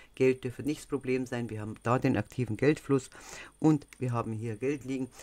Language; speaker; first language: German; native; German